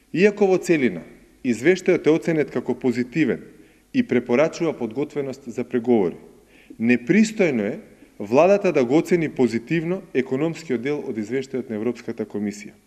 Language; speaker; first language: Macedonian; native; Macedonian